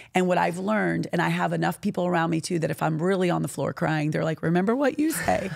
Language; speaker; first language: English; native; English